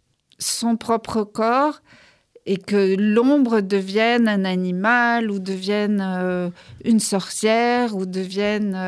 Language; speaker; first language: French; native; French